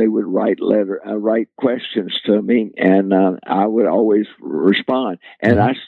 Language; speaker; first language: English; native; English